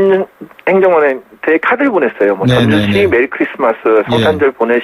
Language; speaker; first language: Korean; native; Korean